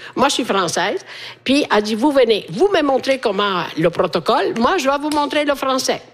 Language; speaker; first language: French; non-native, fluent; Italian